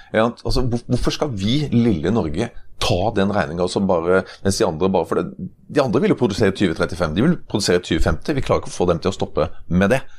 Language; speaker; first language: Norwegian; native; Norwegian